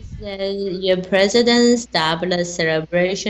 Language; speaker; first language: English; non-native, learner; Chinese